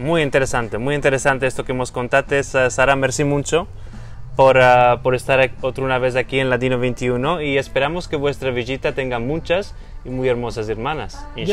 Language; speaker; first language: Spanish; non-native, fluent; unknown